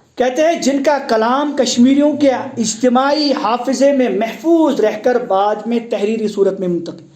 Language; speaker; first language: Urdu; non-native, local second language; Kashmiri